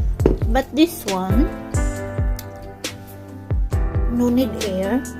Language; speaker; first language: English; non-native, local second language; Filipino